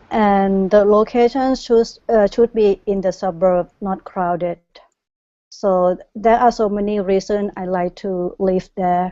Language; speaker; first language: English; non-native, learner; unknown